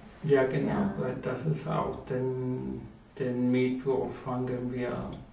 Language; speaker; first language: German; non-native, learner; Spanish